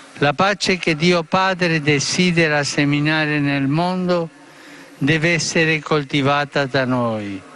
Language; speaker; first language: Italian; early bilingual, heritage; Spanish